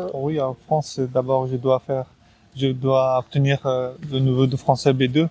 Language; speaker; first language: French; non-native, learner; Persian